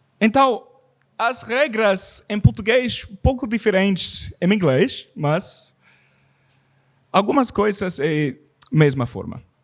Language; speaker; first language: Portuguese; non-native, learner; English